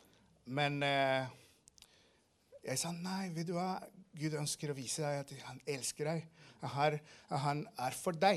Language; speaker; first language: Norwegian; non-native, fluent; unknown